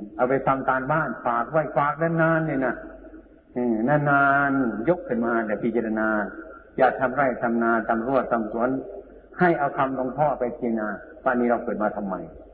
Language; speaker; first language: Thai; non-native, local second language; Northeastern Thai